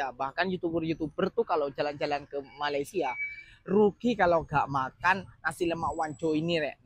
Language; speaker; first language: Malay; non-native, local second language; Javanese